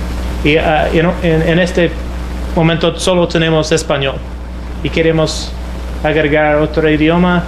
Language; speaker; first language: Spanish; non-native, fluent; English